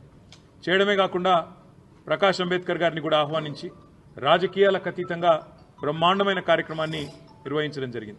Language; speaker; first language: Telugu; native; Telugu